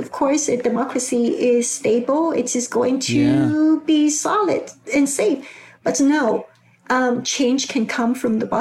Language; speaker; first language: English; non-native, local second language; Cantonese